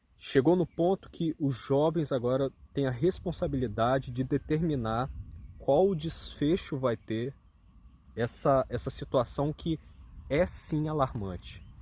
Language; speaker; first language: Portuguese; native; Portuguese